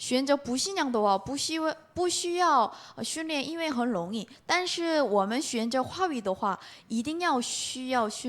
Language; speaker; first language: Chinese; non-native, learner; Korean